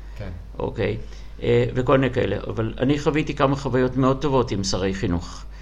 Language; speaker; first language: Hebrew; non-native, fluent; Russian